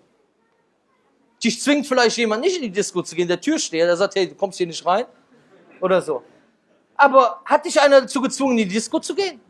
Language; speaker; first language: German; native; German